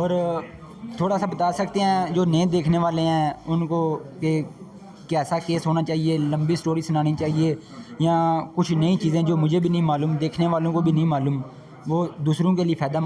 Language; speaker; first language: Hindi; non-native, local second language; Punjabi